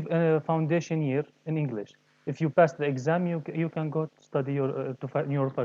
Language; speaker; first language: English; non-native, learner; Arabic